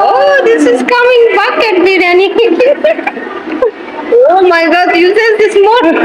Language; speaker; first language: English; non-native, local second language; Filipino